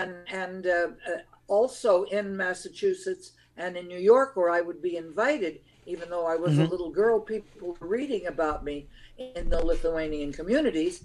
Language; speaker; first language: English; early bilingual, other home language; Lithuanian